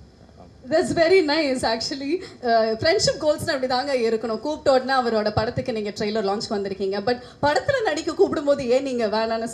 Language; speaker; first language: Tamil; native; Tamil